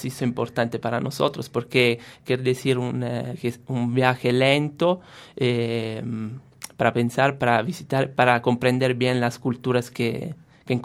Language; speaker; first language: Spanish; non-native, fluent; Italian